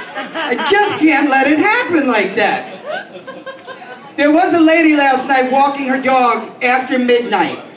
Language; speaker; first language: English; native; English